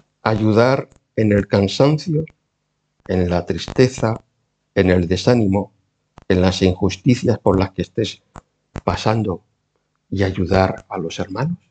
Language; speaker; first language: Spanish; native; Spanish